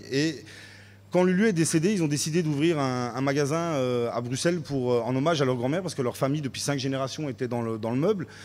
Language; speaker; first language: French; native; French